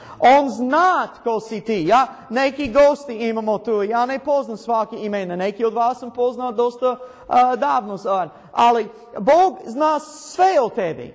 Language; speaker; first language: Croatian; non-native, learner; English